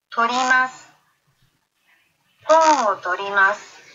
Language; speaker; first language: Japanese; non-native, fluent; Indonesian